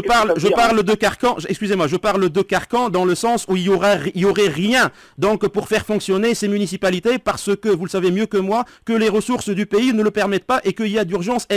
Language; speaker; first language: French; non-native, local second language; Arabic